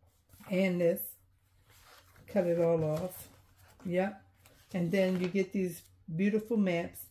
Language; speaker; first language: English; native; English